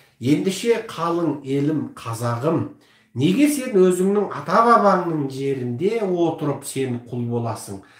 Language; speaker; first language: Kazakh; early bilingual, heritage; Kazakh